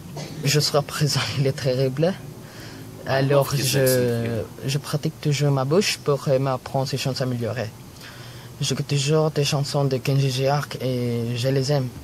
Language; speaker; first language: French; non-native, learner; Filipino